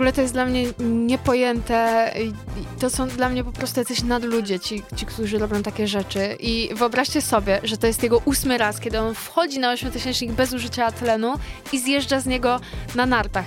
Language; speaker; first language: Polish; native; Polish